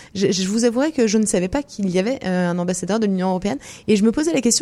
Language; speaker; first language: French; native; French